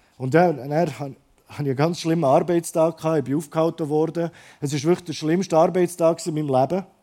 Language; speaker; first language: German; early bilingual, other home language; Croatian